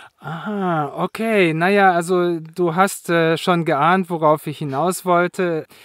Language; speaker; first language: German; native; German